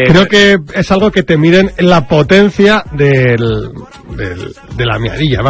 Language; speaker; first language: Spanish; native; Spanish